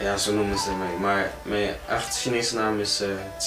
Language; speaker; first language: Dutch; early bilingual, other home language; Cantonese